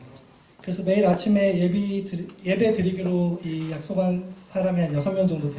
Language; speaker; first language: Korean; native; Korean